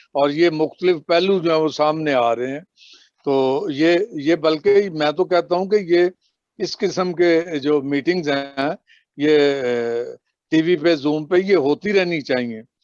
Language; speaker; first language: Urdu; non-native, local second language; Punjabi